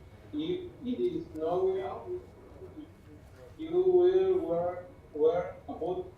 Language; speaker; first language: English; non-native, learner; Spanish